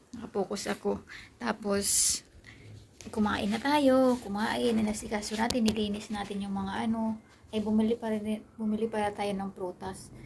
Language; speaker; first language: Filipino; non-native, local second language; Aklanon